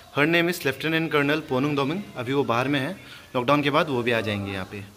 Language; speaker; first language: Hindi; non-native, local second language; Adi